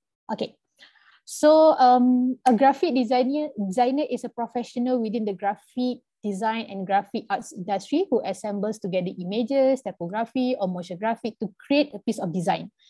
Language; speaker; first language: English; non-native, local second language; Malay